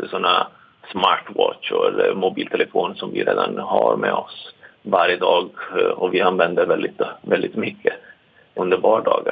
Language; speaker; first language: Swedish; non-native, fluent; Italian